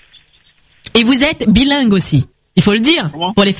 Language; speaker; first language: French; native; French